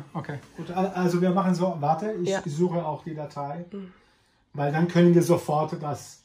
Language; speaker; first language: German; non-native, fluent; Italian